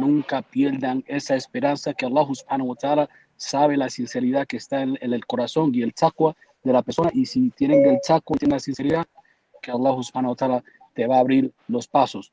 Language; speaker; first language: Spanish; early bilingual, heritage; Spanish